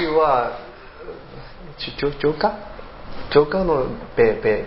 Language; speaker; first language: Japanese; non-native, learner; Chinese